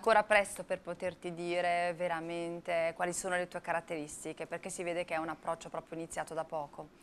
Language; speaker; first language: Italian; native; Italian